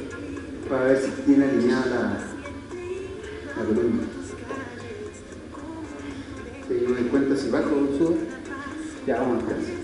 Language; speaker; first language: Spanish; native; Spanish